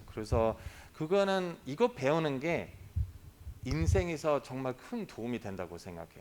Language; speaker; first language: Korean; non-native, fluent; German